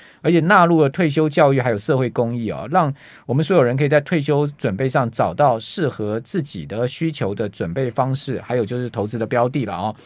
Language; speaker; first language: Chinese; native; Chinese